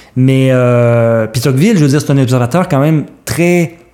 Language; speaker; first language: French; native; French